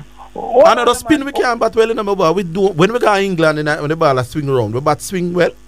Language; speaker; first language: English; native; English